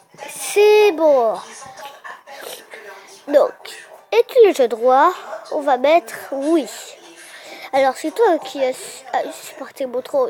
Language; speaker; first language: French; native; French